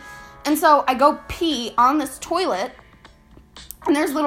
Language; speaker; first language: English; native; English